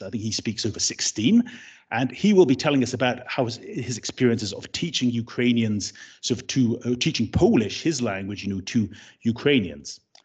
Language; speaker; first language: English; native; English